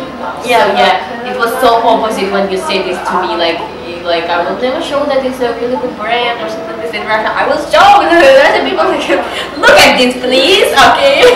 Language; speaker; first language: English; non-native, learner; Russian